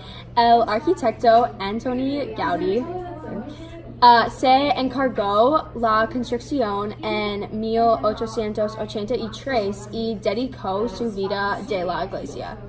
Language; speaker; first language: Spanish; non-native, learner; English